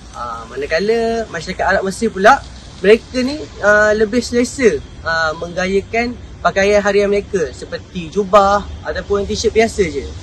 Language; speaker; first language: Malay; native; Malay